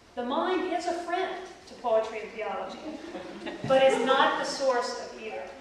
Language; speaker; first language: English; native; English